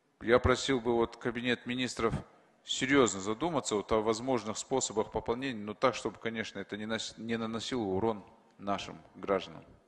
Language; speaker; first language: Russian; non-native, local second language; Kyrgyz